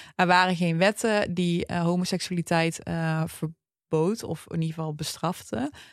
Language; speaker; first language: Dutch; early bilingual, other home language; Turkish